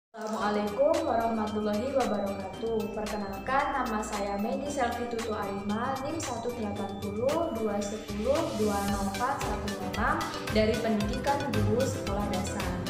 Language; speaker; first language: Indonesian; native; Indonesian